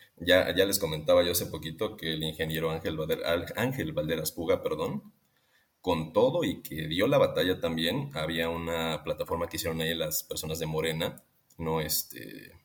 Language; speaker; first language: Spanish; native; Spanish